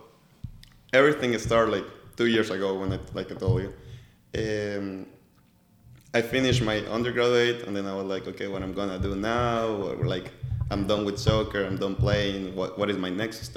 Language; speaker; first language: English; non-native, fluent; Spanish